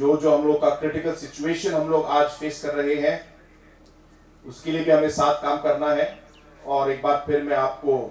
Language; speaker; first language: Hindi; non-native, local second language; Garo